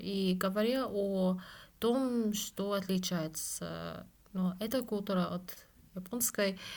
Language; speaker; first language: Russian; non-native, fluent; Japanese